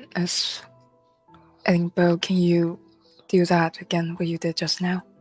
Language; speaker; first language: English; native; English